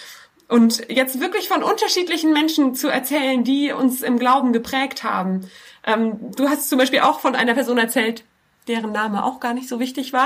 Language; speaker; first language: German; native; German